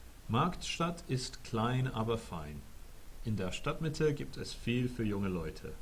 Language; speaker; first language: German; non-native, fluent; English